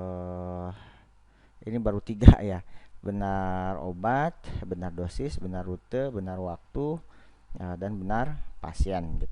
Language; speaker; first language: Indonesian; native; Indonesian